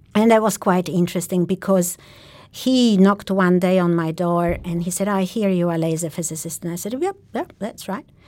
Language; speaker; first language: English; non-native, fluent; Polish